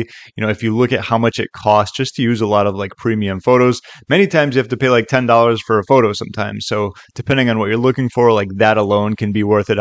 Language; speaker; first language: English; native; English